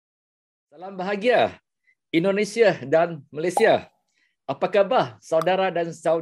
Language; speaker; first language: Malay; non-native, local second language; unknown